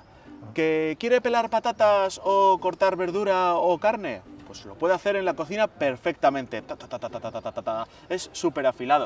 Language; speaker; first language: Spanish; native; Spanish